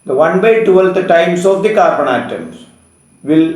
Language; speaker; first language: English; non-native, local second language; Malayalam